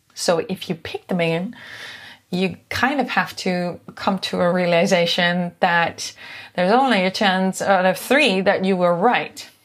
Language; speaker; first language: English; non-native, fluent; Dutch